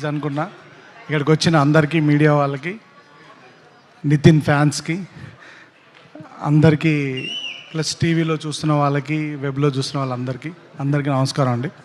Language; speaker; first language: Telugu; native; Telugu